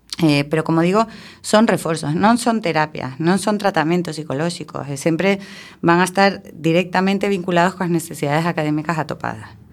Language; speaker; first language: Galician; non-native, local second language; Spanish